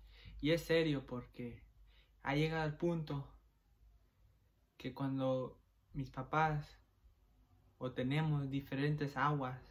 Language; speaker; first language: Spanish; early bilingual, heritage; Spanish